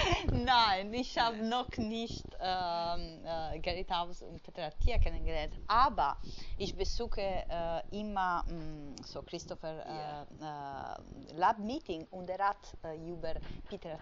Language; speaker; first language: German; non-native, fluent; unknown